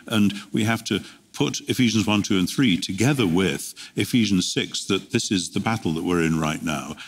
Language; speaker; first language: English; native; English